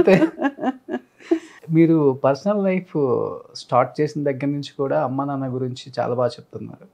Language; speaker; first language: Telugu; native; Telugu